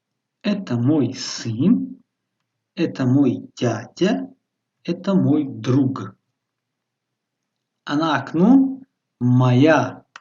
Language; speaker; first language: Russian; non-native, local second language; Tajik